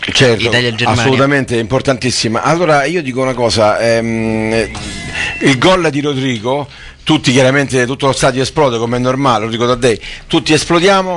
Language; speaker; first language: Italian; native; Italian